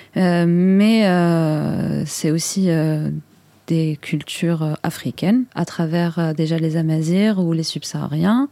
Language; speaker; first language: French; non-native, local second language; Arabic